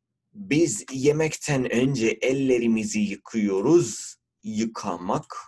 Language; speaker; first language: Turkish; non-native, fluent; Urdu